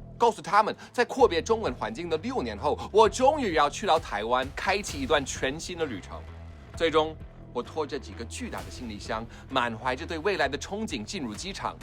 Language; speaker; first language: Chinese; non-native, fluent; English